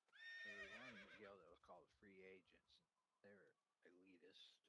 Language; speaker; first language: English; native; English